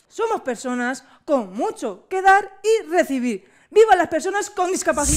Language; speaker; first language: Spanish; native; Spanish